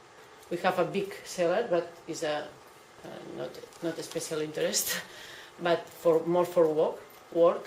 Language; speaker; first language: English; non-native, learner; Catalan